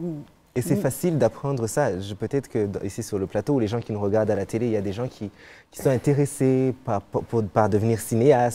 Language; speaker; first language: French; non-native, local second language; Kinyarwanda